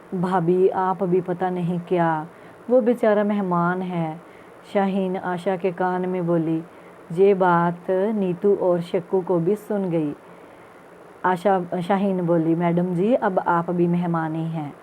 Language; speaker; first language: Hindi; non-native, local second language; Punjabi